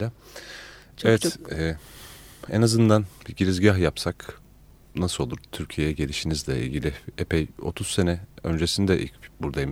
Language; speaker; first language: Turkish; native; Turkish